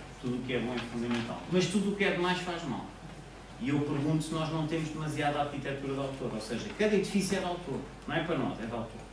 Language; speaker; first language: Portuguese; native; Portuguese